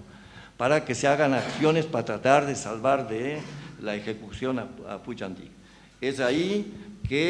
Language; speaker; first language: Spanish; native; Spanish